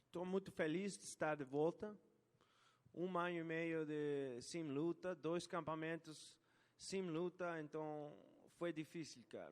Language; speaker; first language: Portuguese; non-native, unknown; English